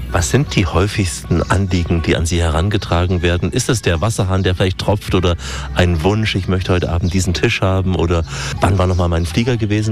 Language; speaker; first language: German; native; German